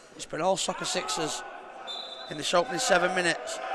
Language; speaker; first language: English; native; English